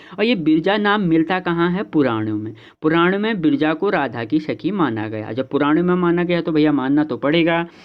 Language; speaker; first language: Hindi; native; Hindi